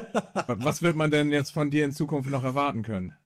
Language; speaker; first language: German; native; German